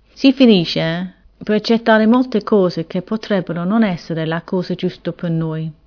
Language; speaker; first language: Italian; non-native, fluent; English